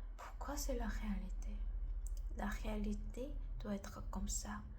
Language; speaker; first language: French; non-native, learner; Korean